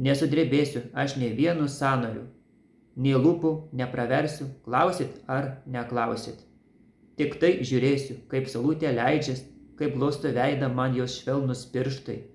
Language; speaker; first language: Lithuanian; native; Lithuanian